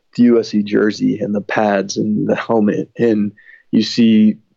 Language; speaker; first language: English; native; English